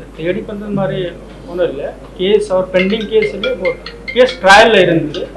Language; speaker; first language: Tamil; non-native, local second language; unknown